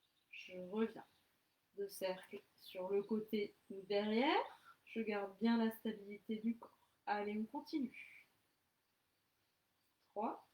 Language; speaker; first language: French; native; French